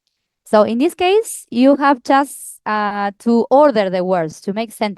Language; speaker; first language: English; non-native, fluent; Spanish